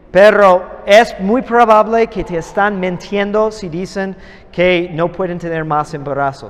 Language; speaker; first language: Spanish; non-native, fluent; English